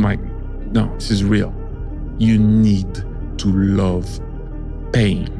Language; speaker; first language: English; native; English